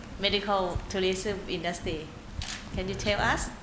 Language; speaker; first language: English; non-native, learner; Thai